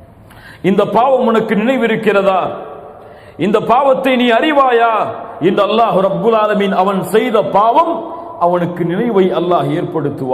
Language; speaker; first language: Tamil; native; Tamil